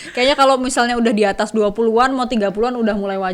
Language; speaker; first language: Indonesian; native; Indonesian